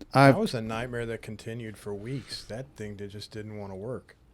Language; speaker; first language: English; native; English